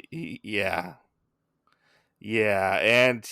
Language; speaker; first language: English; native; English